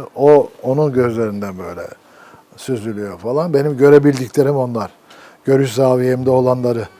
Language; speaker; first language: Turkish; native; Turkish